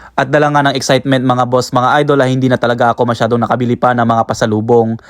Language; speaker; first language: Filipino; native; Filipino